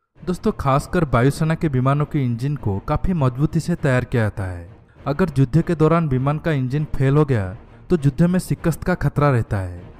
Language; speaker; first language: Hindi; native; Hindi